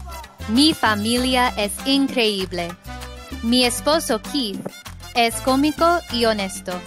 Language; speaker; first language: Spanish; non-native, fluent; English